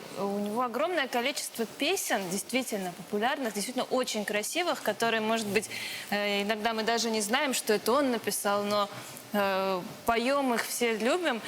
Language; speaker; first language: Russian; native; Russian